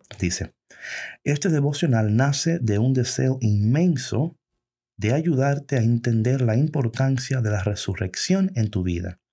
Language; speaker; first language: Spanish; early bilingual, heritage; Spanish